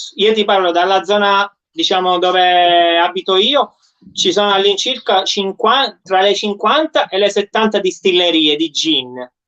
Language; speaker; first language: Italian; native; Italian